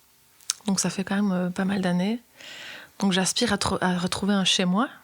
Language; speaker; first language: French; native; French